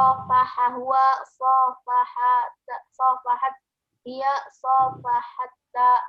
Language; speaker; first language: Arabic; non-native, learner; Indonesian